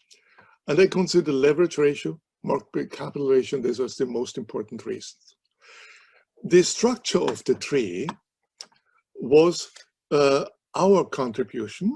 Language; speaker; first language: English; non-native, fluent; German